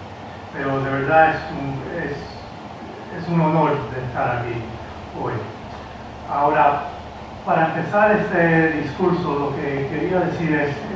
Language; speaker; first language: Spanish; early bilingual, heritage; Spanish